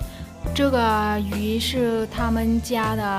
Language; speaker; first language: Chinese; non-native, fluent; Vietnamese